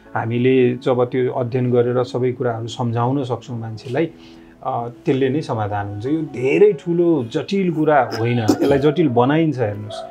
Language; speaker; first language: Nepali; non-native, local second language; Maithili